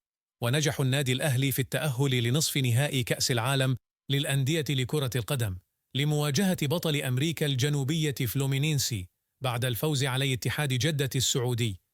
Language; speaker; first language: Arabic; native; Arabic